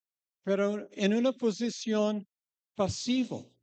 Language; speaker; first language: Spanish; non-native, fluent; English